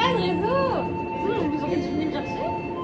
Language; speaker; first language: French; native; French